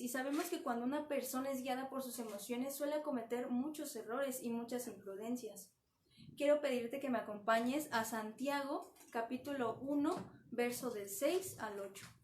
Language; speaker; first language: Spanish; native; Spanish